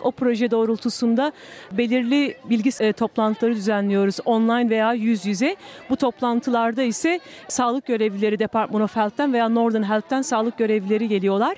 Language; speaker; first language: Turkish; native; Turkish